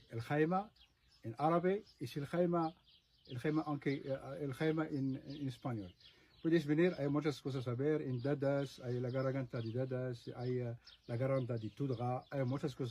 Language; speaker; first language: Spanish; non-native, learner; Arabic